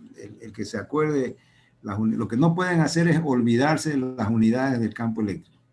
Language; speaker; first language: Spanish; native; Spanish